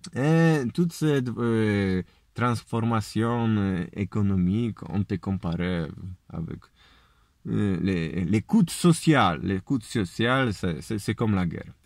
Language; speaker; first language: French; non-native, learner; Polish